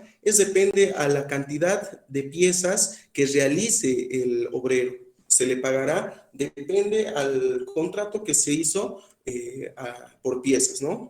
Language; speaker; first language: Spanish; native; Spanish